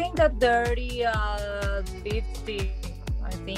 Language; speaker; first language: English; non-native, learner; Spanish